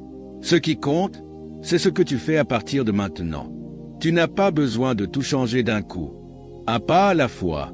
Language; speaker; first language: French; native; French